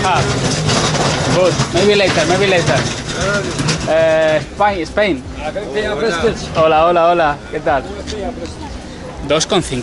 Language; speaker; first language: English; non-native, learner; Spanish